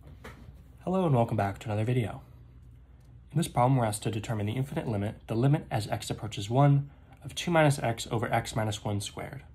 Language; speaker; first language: English; native; English